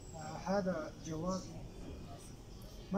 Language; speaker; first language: Arabic; non-native, learner; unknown